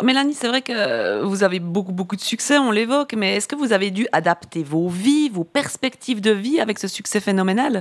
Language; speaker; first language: French; native; French